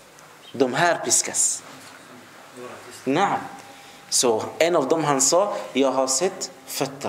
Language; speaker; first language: Swedish; non-native, fluent; Arabic